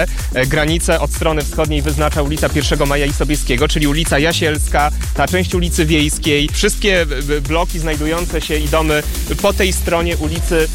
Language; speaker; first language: Polish; native; Polish